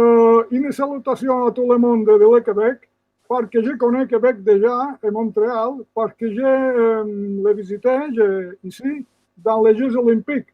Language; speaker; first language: French; non-native, fluent; Spanish